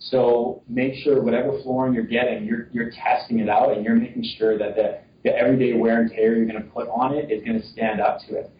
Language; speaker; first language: English; native; English